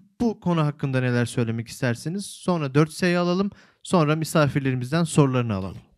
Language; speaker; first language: Turkish; native; Turkish